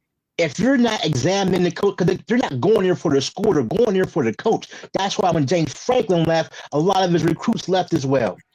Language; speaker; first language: English; native; English